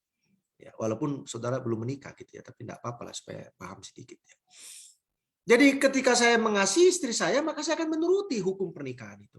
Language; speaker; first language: Indonesian; native; Indonesian